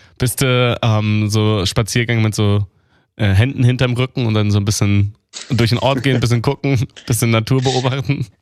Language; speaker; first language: German; native; German